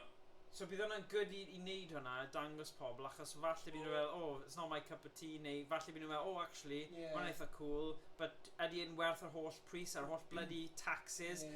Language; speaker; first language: Welsh; native; Welsh